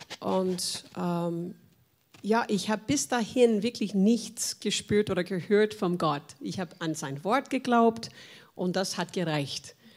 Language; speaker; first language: German; non-native, fluent; English